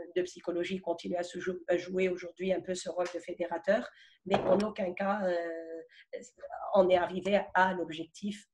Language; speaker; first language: French; non-native, local second language; Arabic